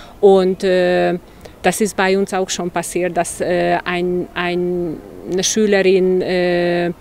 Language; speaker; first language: German; non-native, local second language; Hungarian